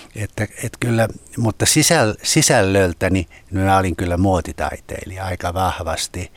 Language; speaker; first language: Finnish; native; Finnish